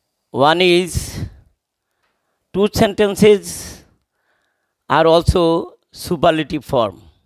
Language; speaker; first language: English; non-native, local second language; Bangla